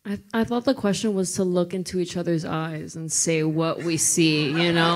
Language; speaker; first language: English; native; English